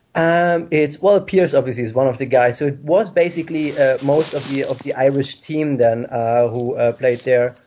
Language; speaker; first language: English; non-native, fluent; German